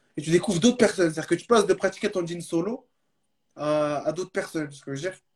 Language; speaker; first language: French; early bilingual, other home language; Arabic